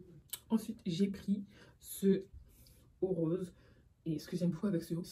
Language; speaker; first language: French; native; French